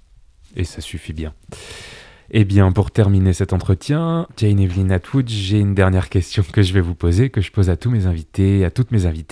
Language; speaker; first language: French; native; French